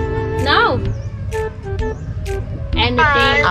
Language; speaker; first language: English; non-native, learner; Vietnamese